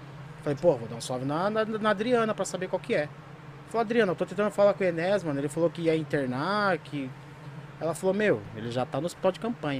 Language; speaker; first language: Portuguese; native; Portuguese